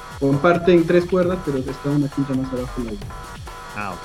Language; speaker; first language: Spanish; native; Spanish